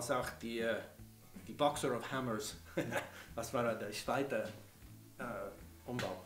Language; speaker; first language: German; non-native, learner; English